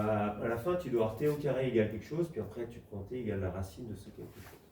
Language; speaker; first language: French; native; French